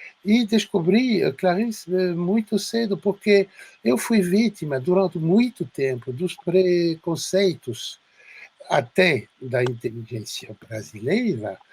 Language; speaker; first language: Portuguese; non-native, fluent; French